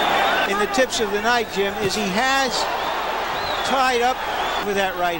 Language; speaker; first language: English; native; English